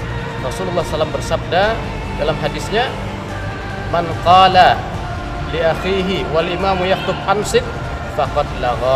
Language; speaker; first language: Indonesian; native; Indonesian